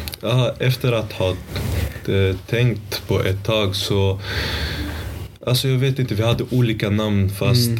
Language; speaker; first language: Swedish; early bilingual, other home language; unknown